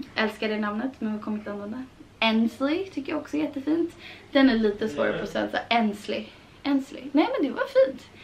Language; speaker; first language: Swedish; early bilingual, heritage; Swedish